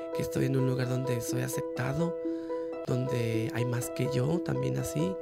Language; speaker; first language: Spanish; native; Spanish